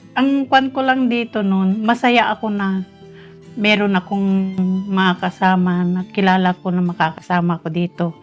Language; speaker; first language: Filipino; non-native, local second language; Iloko